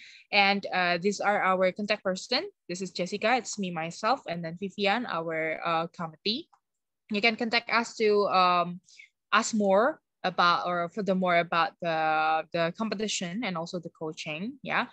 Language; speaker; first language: English; non-native, fluent; Indonesian